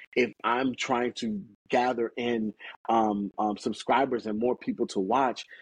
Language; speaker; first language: English; native; English